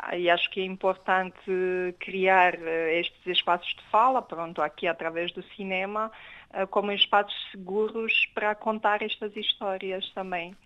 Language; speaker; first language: Portuguese; non-native, fluent; Romanian